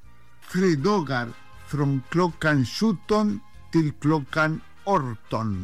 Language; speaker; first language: Swedish; non-native, learner; Spanish